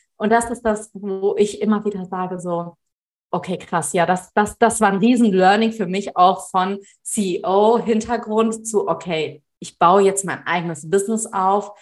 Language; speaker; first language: German; early bilingual, other home language; Tamil